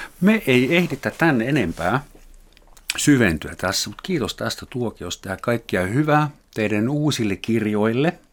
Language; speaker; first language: Finnish; non-native, fluent; German